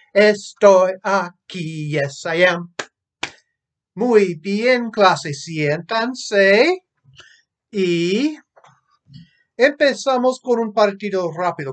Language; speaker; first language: Spanish; non-native, fluent; English